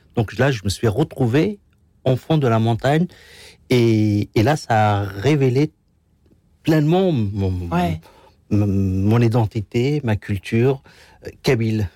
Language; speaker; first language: French; non-native, local second language; Kabyle